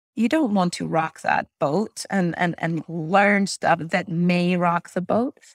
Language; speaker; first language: English; non-native, fluent; Swedish